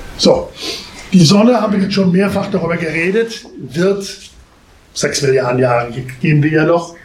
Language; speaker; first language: German; native; German